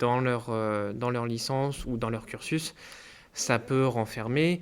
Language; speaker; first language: French; native; French